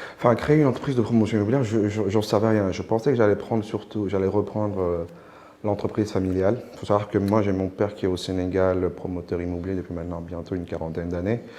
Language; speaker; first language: French; non-native, local second language; Wolof